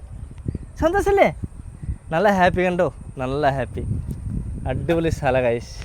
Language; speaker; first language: Malayalam; non-native, learner; Bangla